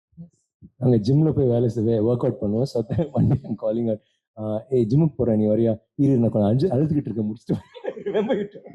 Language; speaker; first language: Tamil; native; Tamil